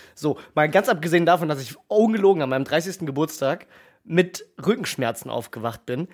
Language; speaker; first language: German; native; German